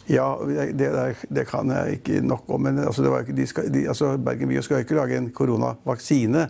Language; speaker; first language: Norwegian; native; Norwegian